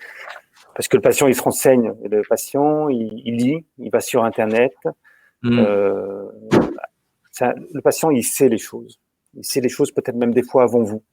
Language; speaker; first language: French; native; French